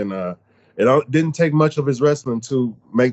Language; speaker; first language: English; native; English